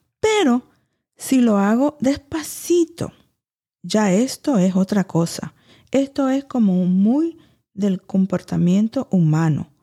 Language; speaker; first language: Spanish; early bilingual, heritage; Spanish